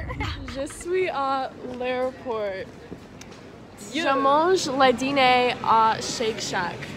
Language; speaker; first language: French; non-native, learner; English